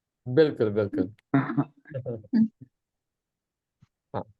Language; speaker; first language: Hindi; non-native, local second language; English